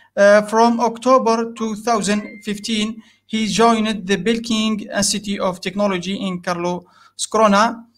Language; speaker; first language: English; non-native, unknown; Arabic